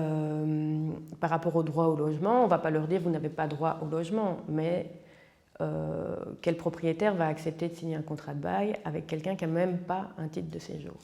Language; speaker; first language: French; native; French